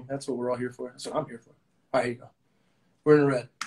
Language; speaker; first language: English; native; English